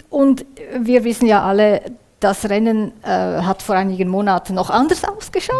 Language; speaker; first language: German; native; German